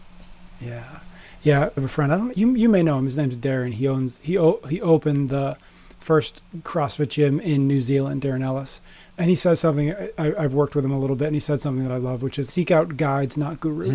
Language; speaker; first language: English; native; English